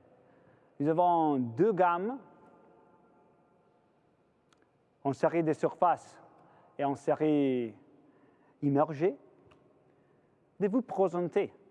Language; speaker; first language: French; non-native, fluent; Italian